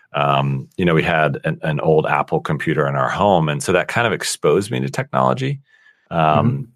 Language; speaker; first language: English; native; English